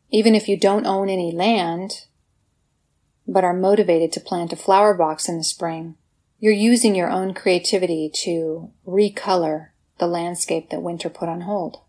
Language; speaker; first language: English; native; English